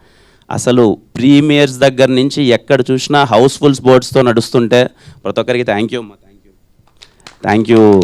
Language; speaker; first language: Telugu; native; Telugu